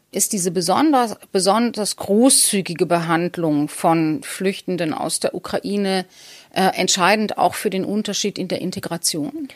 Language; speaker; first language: German; native; German